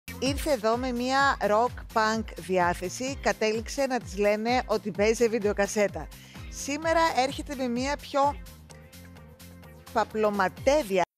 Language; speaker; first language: Greek; native; Greek